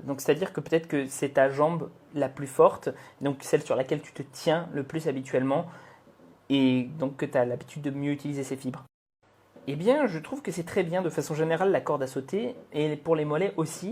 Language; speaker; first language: French; native; French